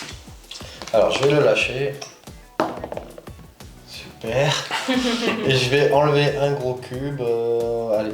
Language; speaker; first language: French; native; French